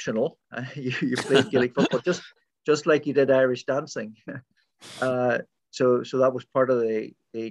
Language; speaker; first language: English; native; English